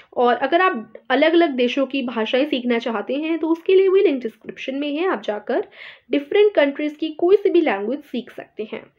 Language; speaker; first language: Hindi; native; Hindi